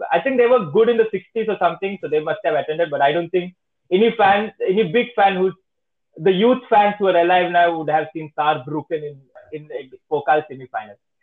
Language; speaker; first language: English; non-native, local second language; Malayalam